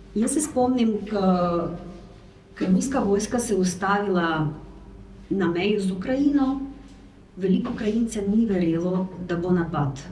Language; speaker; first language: Slovenian; non-native, fluent; Ukrainian